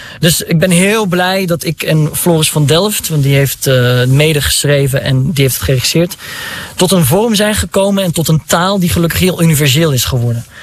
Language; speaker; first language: Dutch; early bilingual, other home language; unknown